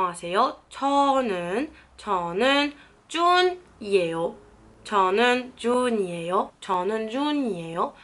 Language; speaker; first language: Korean; non-native, fluent; French